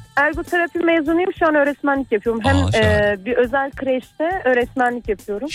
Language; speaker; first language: Turkish; native; Turkish